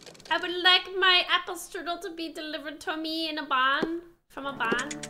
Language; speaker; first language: English; native; English